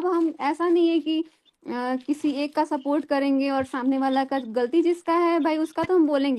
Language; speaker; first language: Hindi; native; Hindi